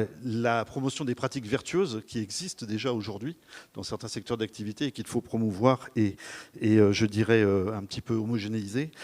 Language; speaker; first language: French; native; French